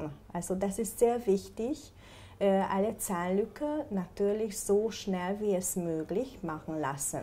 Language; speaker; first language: German; non-native, learner; Hungarian